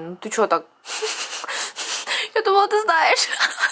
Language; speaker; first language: Russian; native; Russian